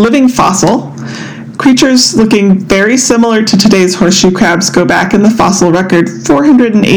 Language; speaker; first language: English; native; English